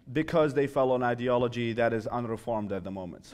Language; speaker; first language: English; non-native, fluent; Arabic